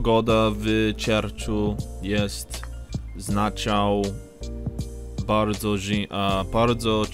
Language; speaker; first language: Polish; non-native, learner; English